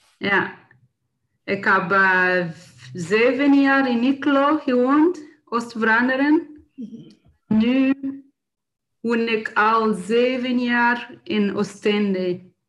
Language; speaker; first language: Dutch; non-native, learner; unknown